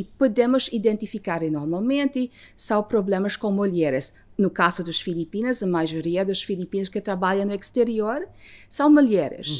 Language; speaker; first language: Portuguese; non-native, fluent; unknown